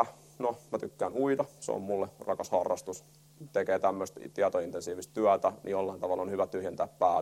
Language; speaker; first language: Finnish; native; Finnish